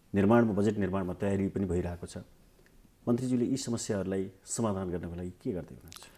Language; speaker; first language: Nepali; native; Nepali